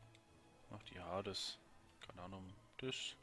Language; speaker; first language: German; native; German